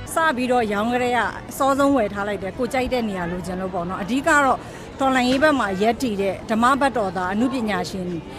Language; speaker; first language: Burmese; native; Burmese